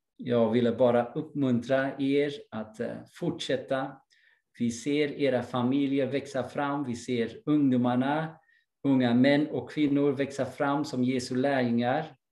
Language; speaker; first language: Swedish; non-native, fluent; English